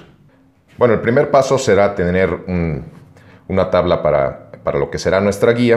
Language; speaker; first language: Spanish; native; Spanish